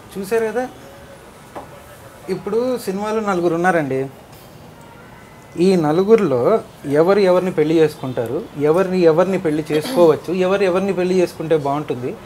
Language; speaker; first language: Telugu; native; Telugu